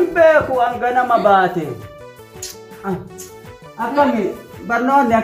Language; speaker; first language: Arabic; non-native, learner; Oromo